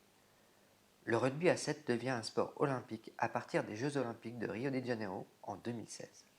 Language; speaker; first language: French; native; French